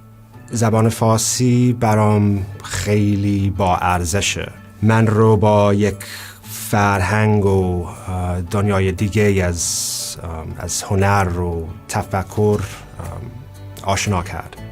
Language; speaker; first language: Persian; non-native, fluent; English